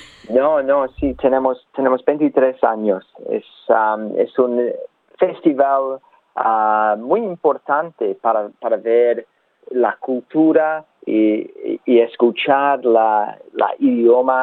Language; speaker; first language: Spanish; non-native, learner; English